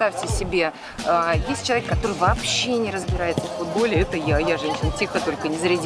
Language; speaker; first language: Russian; native; Russian